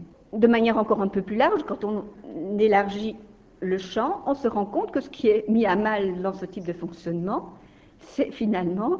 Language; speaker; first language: French; native; French